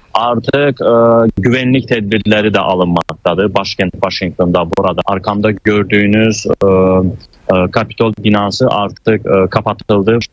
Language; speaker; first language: Turkish; non-native, fluent; Azerbaijani